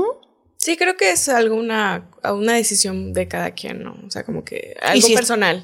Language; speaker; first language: Spanish; native; Spanish